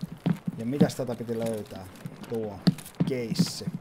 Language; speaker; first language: Finnish; native; Finnish